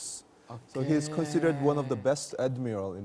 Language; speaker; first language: English; non-native, fluent; Korean